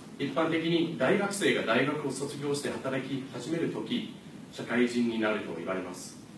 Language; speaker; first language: Japanese; non-native, fluent; English